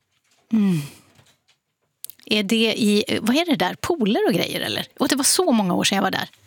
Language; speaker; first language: Swedish; native; Swedish